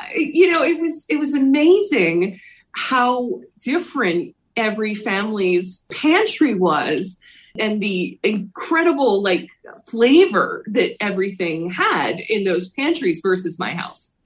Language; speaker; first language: English; native; English